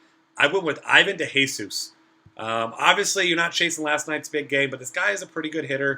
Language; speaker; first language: English; native; English